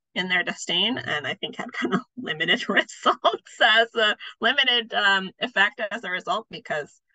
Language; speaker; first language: English; native; English